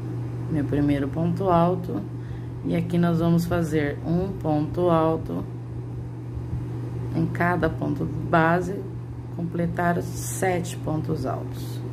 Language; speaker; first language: Portuguese; native; Portuguese